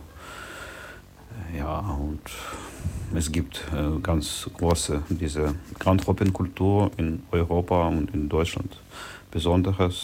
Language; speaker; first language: German; non-native, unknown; Russian